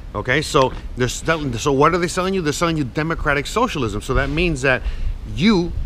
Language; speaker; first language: English; native; English